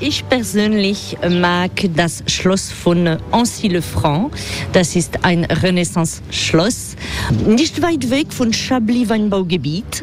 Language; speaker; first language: German; non-native, fluent; French